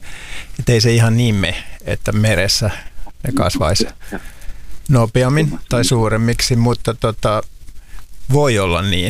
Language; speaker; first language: Finnish; native; Finnish